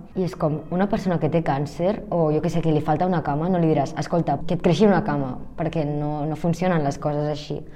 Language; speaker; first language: Catalan; early bilingual, other home language; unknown